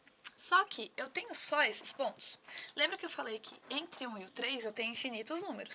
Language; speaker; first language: Portuguese; native; Portuguese